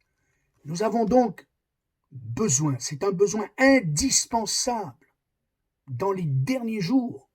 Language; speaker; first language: French; native; French